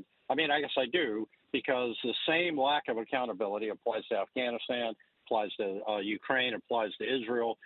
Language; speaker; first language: English; native; English